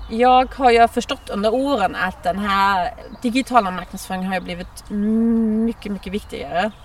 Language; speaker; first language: Swedish; non-native, fluent; German